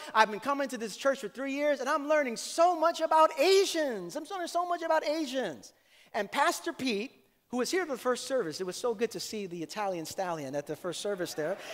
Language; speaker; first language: English; native; English